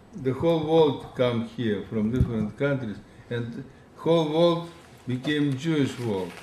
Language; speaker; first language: English; non-native, learner; Russian